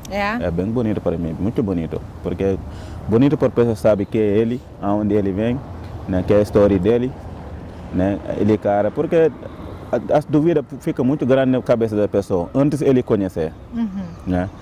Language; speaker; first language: Portuguese; non-native, learner; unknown